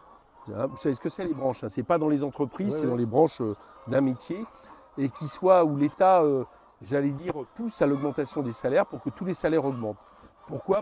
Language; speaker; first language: French; native; French